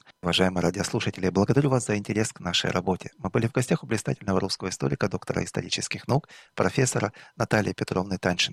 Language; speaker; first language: Russian; native; Russian